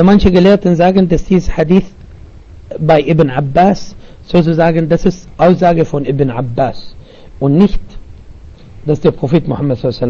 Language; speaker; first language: German; non-native, learner; Arabic